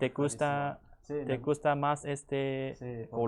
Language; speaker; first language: Spanish; non-native, learner; Chinese